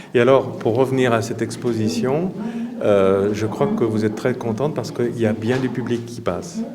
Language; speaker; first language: French; native; French